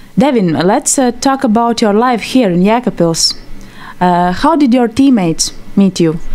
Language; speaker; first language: English; non-native, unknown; Latvian